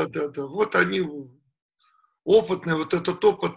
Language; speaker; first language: Russian; native; Russian